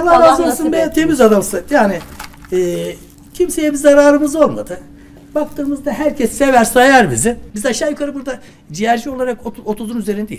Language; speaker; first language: Turkish; native; Turkish